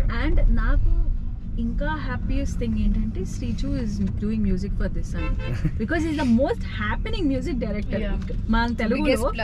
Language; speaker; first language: Telugu; native; Telugu